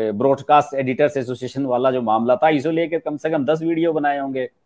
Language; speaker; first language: Hindi; native; Hindi